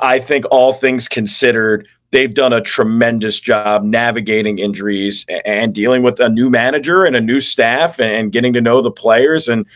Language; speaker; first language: English; native; English